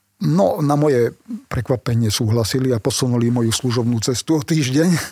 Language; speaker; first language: Slovak; non-native, local second language; Hungarian